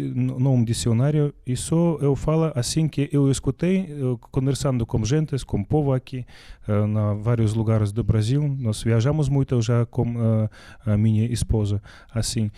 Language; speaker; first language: Portuguese; non-native, learner; Russian